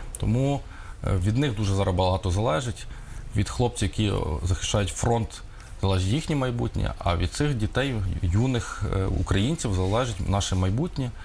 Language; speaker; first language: Ukrainian; native; Ukrainian